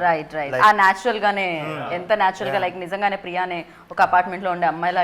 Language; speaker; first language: Telugu; native; Telugu